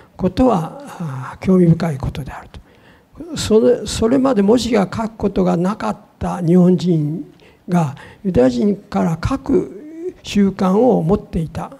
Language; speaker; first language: Japanese; native; Japanese